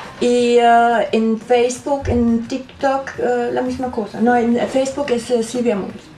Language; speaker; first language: Spanish; non-native, learner; German